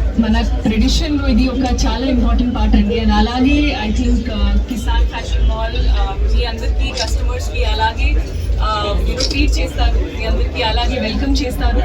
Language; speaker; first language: Telugu; non-native, fluent; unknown